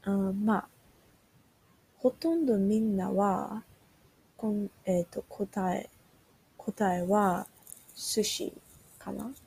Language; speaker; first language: Japanese; early bilingual, heritage; Japanese